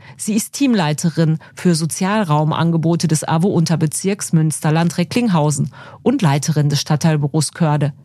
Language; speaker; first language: German; native; German